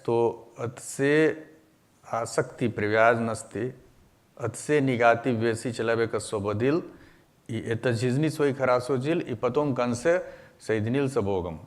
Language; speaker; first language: Russian; non-native, learner; Hindi